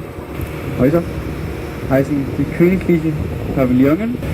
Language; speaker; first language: German; non-native, learner; Danish